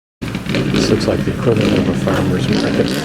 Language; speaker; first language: English; native; English